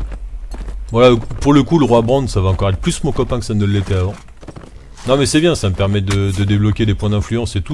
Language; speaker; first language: French; native; French